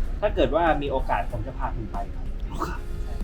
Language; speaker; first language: Thai; native; Thai